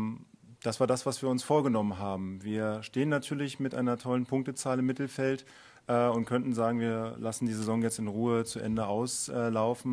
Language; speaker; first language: German; native; German